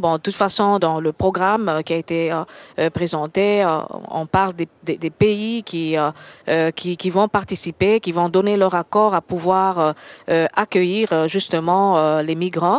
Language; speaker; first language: French; native; French